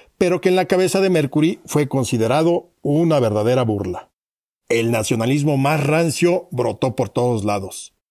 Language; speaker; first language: Spanish; native; Spanish